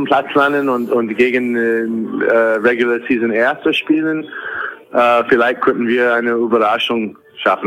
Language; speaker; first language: German; non-native, fluent; English